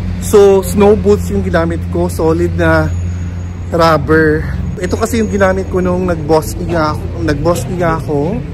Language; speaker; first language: Filipino; native; Filipino